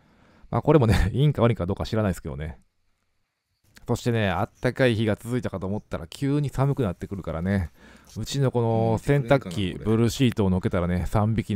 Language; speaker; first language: Japanese; native; Japanese